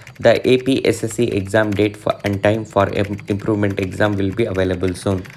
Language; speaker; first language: English; non-native, local second language; Telugu